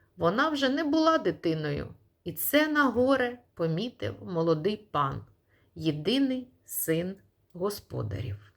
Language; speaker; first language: Ukrainian; non-native, local second language; Russian